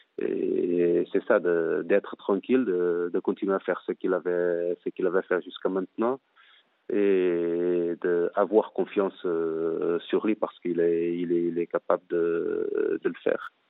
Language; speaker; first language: French; non-native, fluent; Portuguese